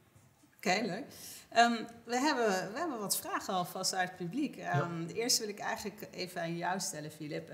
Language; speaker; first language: Dutch; native; Dutch